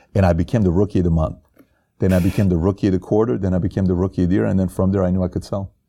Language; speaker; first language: English; non-native, fluent; Persian